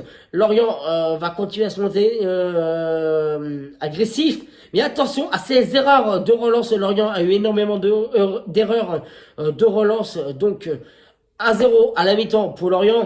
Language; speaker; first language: French; native; French